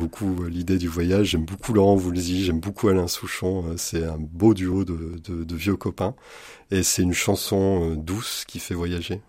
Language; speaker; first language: French; native; French